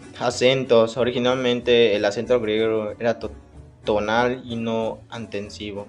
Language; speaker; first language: Spanish; native; Spanish